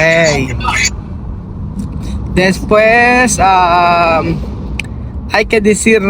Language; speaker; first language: Spanish; non-native, learner; Filipino